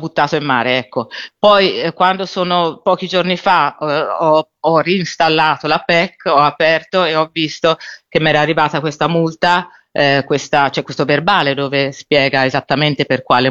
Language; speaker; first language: Italian; native; Italian